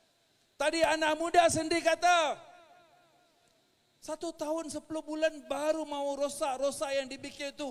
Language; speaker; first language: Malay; non-native, local second language; Tamil